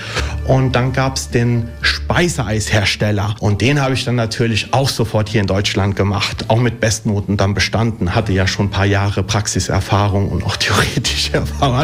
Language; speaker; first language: German; early bilingual, other home language; Italian